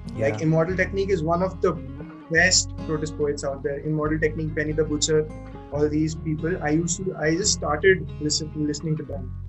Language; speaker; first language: English; non-native, local second language; Hindi